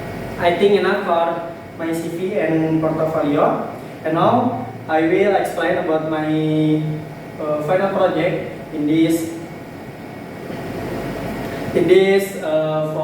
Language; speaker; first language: English; non-native, learner; Indonesian